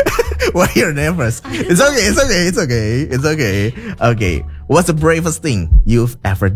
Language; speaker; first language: English; non-native, learner; Indonesian